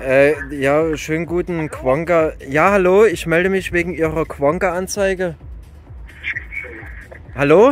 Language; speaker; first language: German; native; German